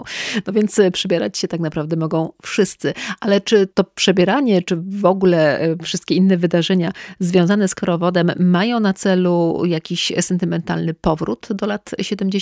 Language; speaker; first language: Polish; native; Polish